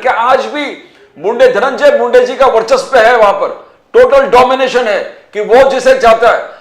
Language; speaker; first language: Hindi; non-native, local second language; Malayalam